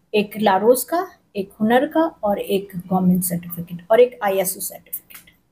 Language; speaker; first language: Hindi; non-native, local second language; Urdu